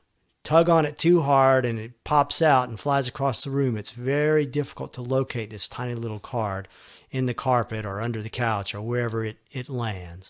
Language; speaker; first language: English; native; English